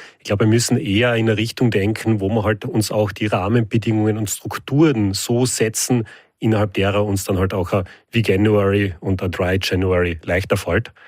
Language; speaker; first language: German; native; German